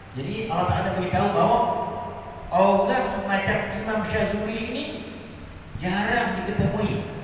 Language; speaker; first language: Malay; native; Malay